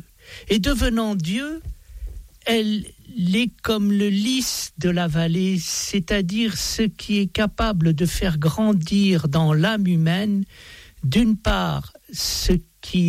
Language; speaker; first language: French; native; French